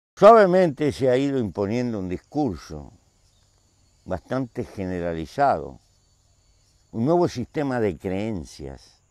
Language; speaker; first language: Spanish; native; Spanish